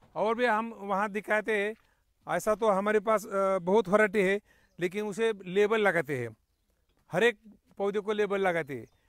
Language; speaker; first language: Hindi; non-native, local second language; Marathi